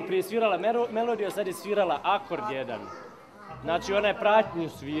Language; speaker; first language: Serbian; native; Serbian